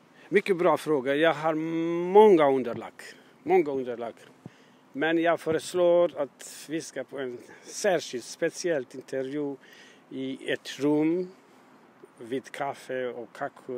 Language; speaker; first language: Swedish; non-native, learner; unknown